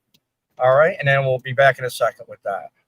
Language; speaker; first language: English; native; English